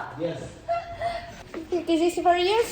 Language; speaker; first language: English; non-native, learner; Korean